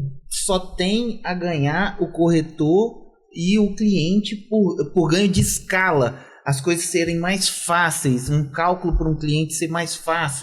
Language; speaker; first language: Portuguese; native; Portuguese